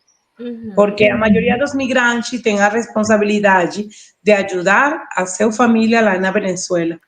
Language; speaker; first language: Portuguese; non-native, learner; Spanish